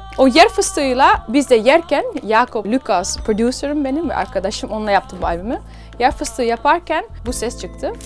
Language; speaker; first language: Turkish; early bilingual, heritage; Turkish